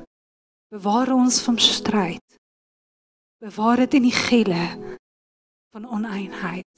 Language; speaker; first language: German; non-native, fluent; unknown